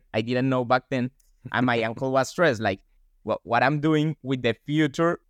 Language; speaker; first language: English; non-native, fluent; Spanish